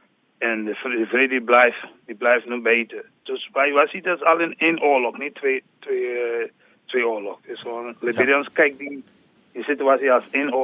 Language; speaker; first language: Dutch; non-native, learner; English